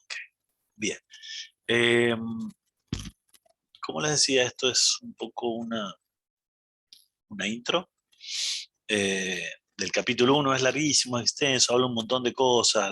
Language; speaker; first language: Spanish; native; Spanish